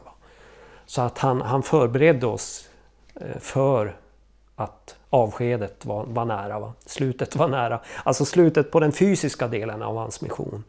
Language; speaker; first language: Swedish; native; Swedish